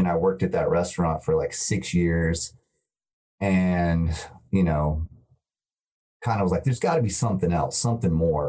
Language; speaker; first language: English; native; English